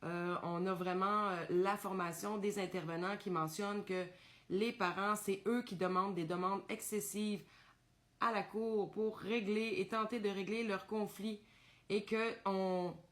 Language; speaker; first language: French; native; French